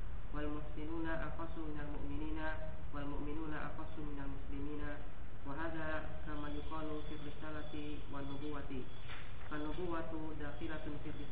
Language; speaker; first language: Arabic; non-native, learner; Indonesian